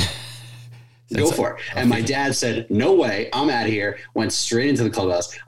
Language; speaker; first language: English; native; English